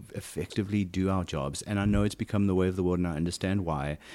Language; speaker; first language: English; native; English